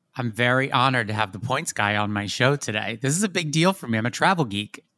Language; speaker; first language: English; native; English